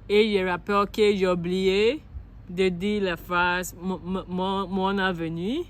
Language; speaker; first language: French; non-native, learner; Akan